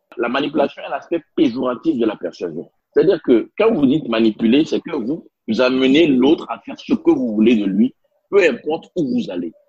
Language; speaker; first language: French; non-native, local second language; Spanish